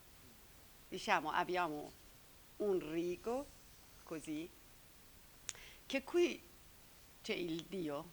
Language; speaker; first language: Italian; non-native, learner; Persian